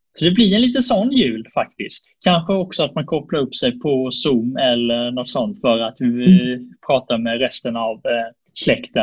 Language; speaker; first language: Swedish; native; Swedish